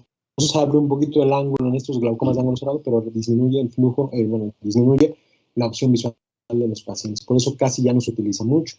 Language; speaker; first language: Spanish; native; Spanish